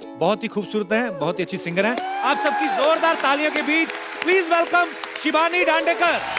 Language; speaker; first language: Hindi; non-native, local second language; Punjabi